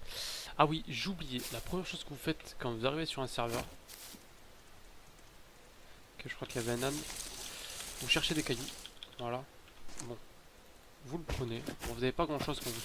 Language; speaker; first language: French; native; French